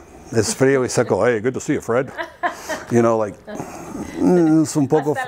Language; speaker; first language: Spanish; early bilingual, heritage; Spanish